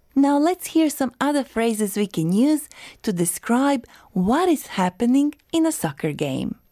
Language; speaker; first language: English; non-native, fluent; Croatian